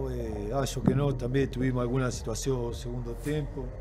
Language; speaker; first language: Portuguese; non-native, learner; Spanish